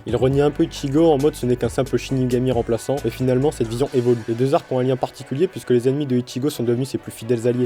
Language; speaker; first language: French; native; French